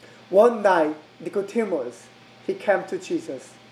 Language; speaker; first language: English; non-native, learner; Korean